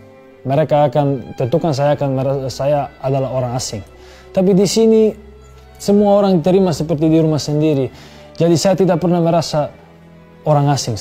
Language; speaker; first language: Indonesian; non-native, fluent; Serbian